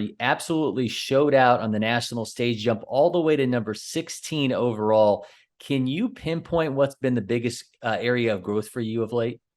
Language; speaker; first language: English; native; English